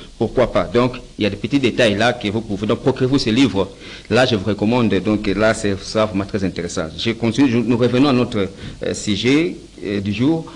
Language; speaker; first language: French; non-native, local second language; Lingala